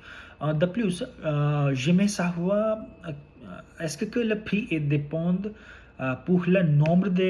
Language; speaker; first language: French; non-native, learner; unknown